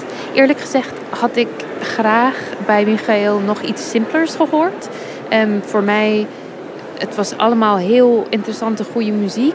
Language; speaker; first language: Dutch; non-native, fluent; English